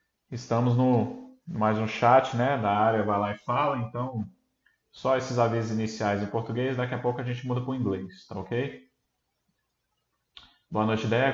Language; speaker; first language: Portuguese; native; Portuguese